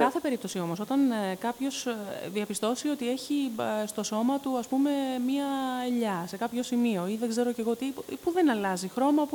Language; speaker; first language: Greek; native; Greek